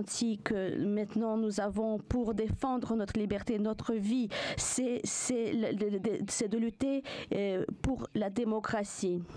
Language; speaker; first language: French; non-native, fluent; Ukrainian